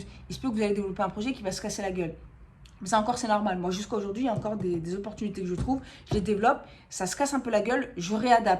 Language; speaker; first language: French; native; French